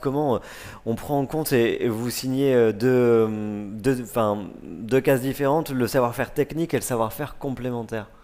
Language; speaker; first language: French; native; French